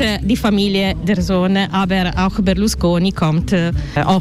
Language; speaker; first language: German; non-native, learner; Italian